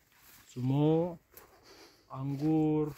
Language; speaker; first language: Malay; non-native, learner; Turkish